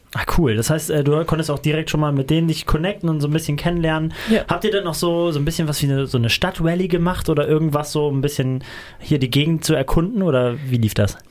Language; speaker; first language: German; native; German